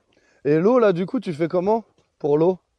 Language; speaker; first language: French; native; French